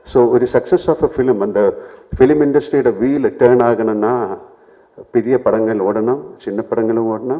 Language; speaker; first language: Tamil; non-native, learner; Malayalam